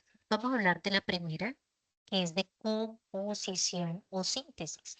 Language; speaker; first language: Spanish; native; Spanish